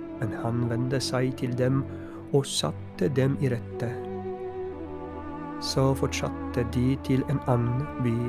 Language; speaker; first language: Norwegian; non-native, fluent; Polish